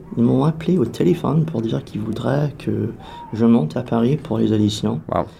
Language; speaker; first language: French; native; French